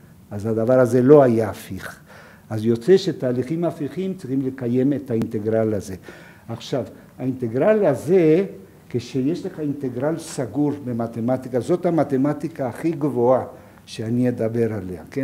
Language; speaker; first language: Hebrew; non-native, fluent; Yiddish